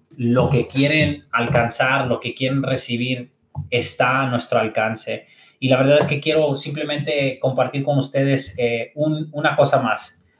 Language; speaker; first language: Spanish; early bilingual, heritage; English